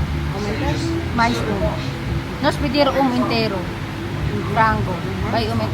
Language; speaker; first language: Portuguese; non-native, learner; Filipino